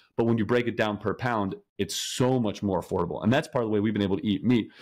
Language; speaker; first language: English; native; English